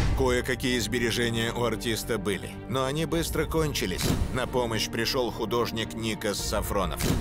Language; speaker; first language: Russian; native; Russian